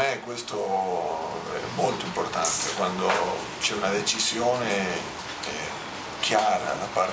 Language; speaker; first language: Italian; non-native, fluent; Spanish